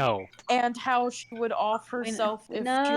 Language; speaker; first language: English; native; English